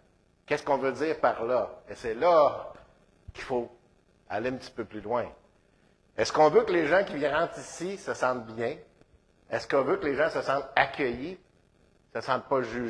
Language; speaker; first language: French; native; French